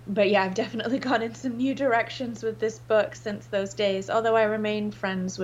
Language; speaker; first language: English; native; English